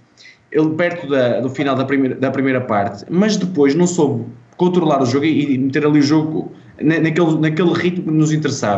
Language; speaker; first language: Portuguese; native; Portuguese